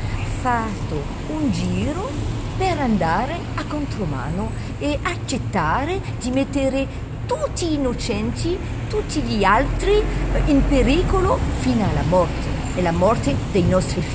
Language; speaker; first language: Italian; non-native, learner; French